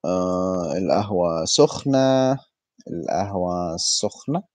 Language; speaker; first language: Arabic; early bilingual, heritage; Arabic